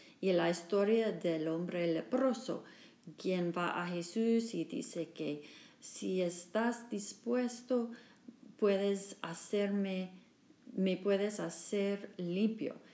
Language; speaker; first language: Spanish; non-native, learner; English